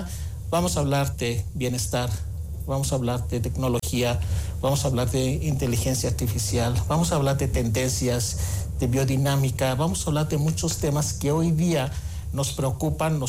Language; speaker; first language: Spanish; non-native, fluent; Greek